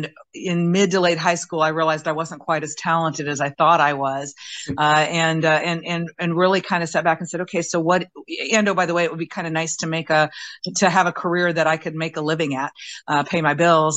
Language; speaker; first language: English; native; English